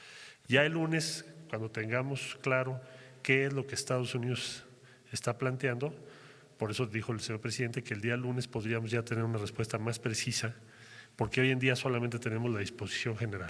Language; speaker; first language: Spanish; native; Spanish